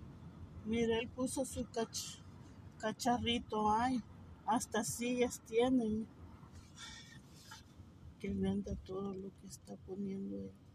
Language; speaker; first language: Spanish; native; Spanish